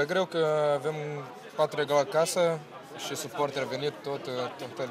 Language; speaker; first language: Romanian; non-native, learner; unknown